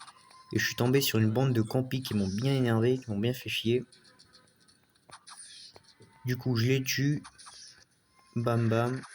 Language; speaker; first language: French; native; French